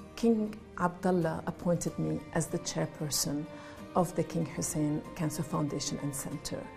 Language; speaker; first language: English; non-native, fluent; Arabic